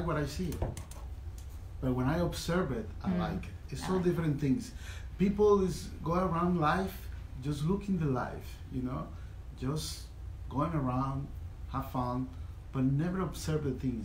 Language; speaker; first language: English; non-native, fluent; Spanish